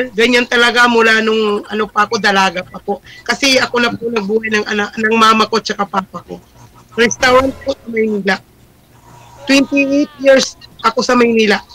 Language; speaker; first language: Filipino; non-native, local second language; Masbatenyo